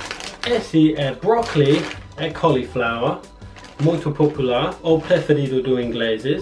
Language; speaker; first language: Portuguese; non-native, learner; English